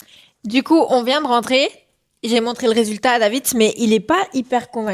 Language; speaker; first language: French; native; French